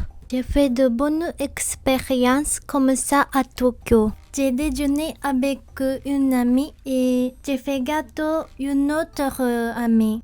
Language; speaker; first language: French; non-native, learner; Japanese